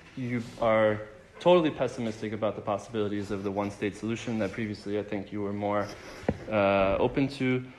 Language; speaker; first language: English; native; English